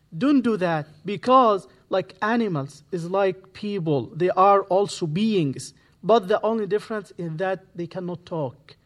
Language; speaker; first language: English; non-native, fluent; Arabic